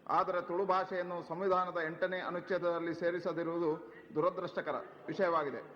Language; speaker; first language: Kannada; non-native, local second language; Tulu